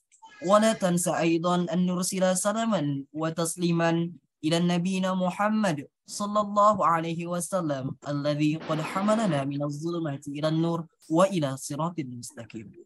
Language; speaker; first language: Arabic; non-native, learner; Indonesian